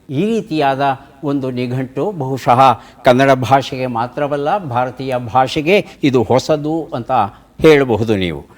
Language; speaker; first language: Kannada; native; Kannada